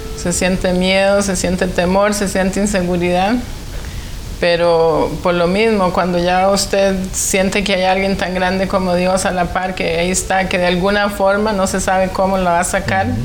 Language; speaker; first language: Spanish; native; Spanish